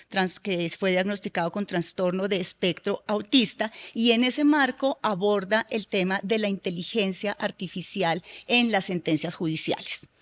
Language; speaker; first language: Spanish; native; Spanish